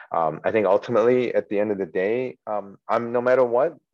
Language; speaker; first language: English; early bilingual, other home language; Chinese